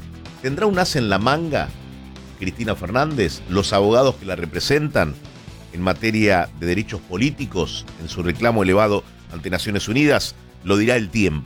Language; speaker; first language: Spanish; native; Spanish